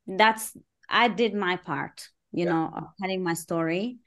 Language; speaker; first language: English; early bilingual, other home language; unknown